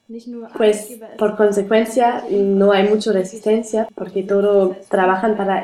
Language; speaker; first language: Spanish; non-native, learner; German